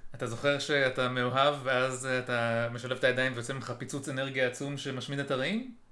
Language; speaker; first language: Hebrew; native; Hebrew